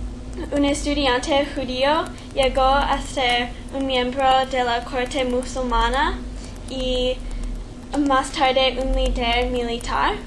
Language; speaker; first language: Spanish; non-native, learner; English